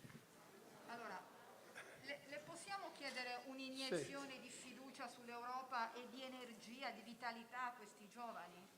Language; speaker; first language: Italian; native; Italian